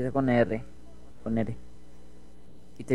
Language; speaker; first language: Spanish; native; Spanish